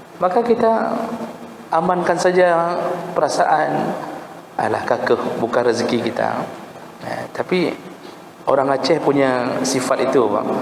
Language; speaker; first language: Malay; non-native, local second language; Achinese